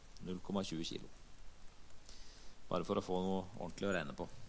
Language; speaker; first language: Norwegian; native; Norwegian